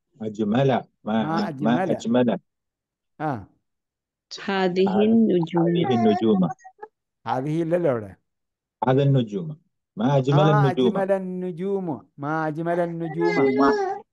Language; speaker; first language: Arabic; non-native, fluent; Malayalam